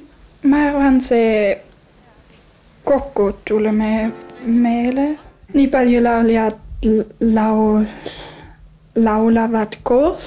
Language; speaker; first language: Estonian; non-native, learner; German